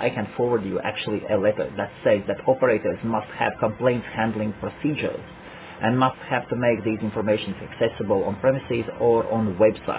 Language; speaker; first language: English; non-native, fluent; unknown